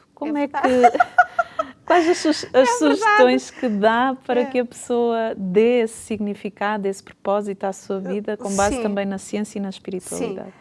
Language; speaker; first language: Portuguese; native; Portuguese